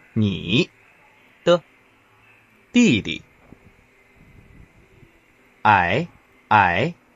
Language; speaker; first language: Chinese; non-native, learner; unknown